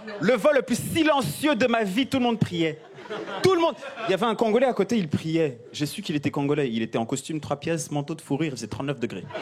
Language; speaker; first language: French; non-native, local second language; Kinyarwanda